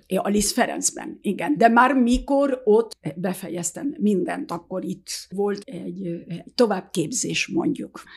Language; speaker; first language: Hungarian; early bilingual, heritage; Hungarian